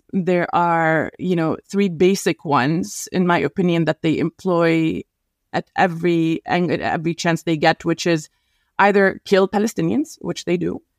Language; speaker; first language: English; non-native, fluent; Arabic